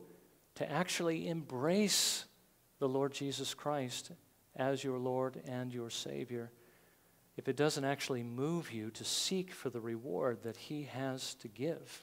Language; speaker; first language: English; native; English